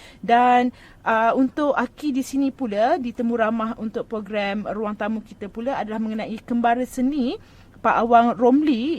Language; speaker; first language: Malay; native; Malay